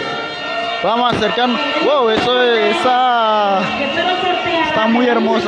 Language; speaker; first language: Spanish; non-native, local second language; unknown